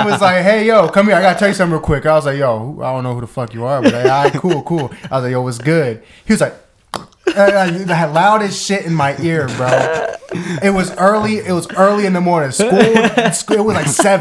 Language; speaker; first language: English; native; English